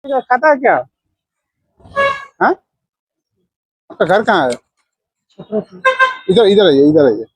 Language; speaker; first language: Hindi; non-native, local second language; Assamese